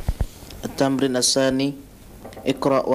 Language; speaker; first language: Arabic; non-native, learner; Indonesian